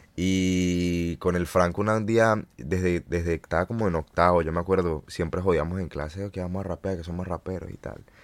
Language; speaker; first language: Spanish; native; Spanish